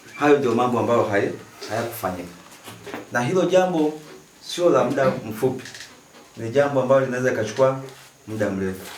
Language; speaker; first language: Swahili; native; Swahili